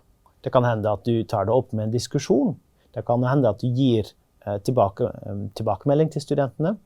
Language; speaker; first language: Norwegian; non-native, fluent; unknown